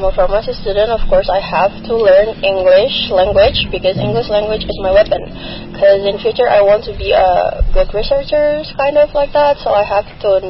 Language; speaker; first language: English; non-native, learner; Indonesian